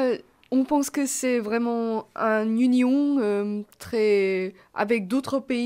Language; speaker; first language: French; non-native, fluent; Korean